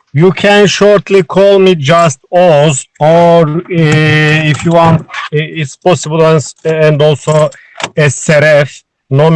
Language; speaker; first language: English; non-native, fluent; Turkish